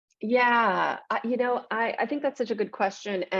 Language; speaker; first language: English; native; English